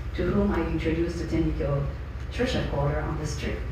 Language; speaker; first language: English; non-native, fluent; Japanese